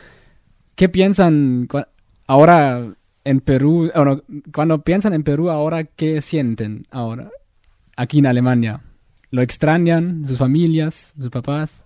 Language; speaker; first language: Spanish; non-native, fluent; German